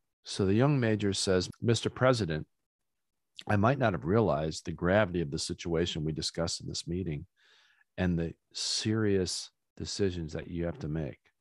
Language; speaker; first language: English; native; English